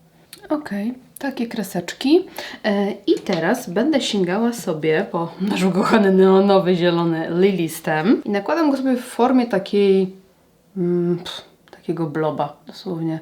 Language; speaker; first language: Polish; native; Polish